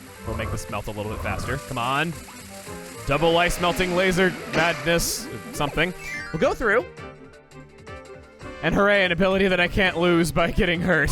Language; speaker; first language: English; native; English